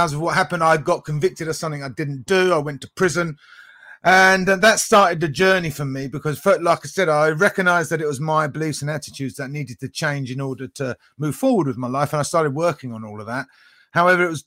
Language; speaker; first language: English; native; English